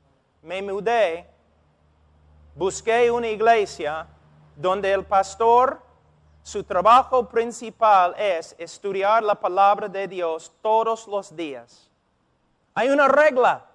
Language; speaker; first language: Spanish; non-native, fluent; English